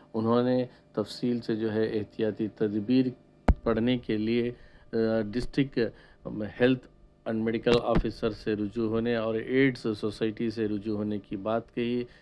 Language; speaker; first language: Urdu; native; Urdu